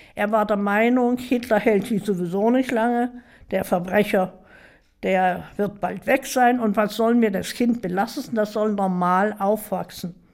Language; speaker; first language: German; native; German